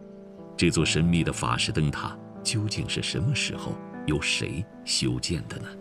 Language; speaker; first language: Chinese; native; Chinese